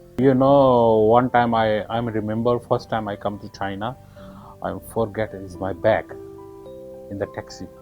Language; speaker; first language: English; non-native, learner; Urdu